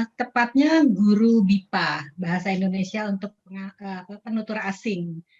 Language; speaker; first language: Indonesian; native; Indonesian